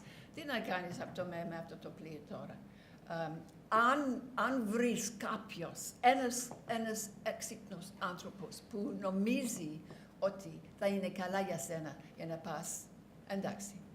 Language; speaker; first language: Greek; non-native, learner; English